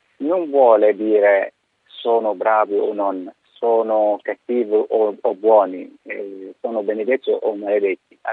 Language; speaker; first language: Italian; non-native, fluent; Arabic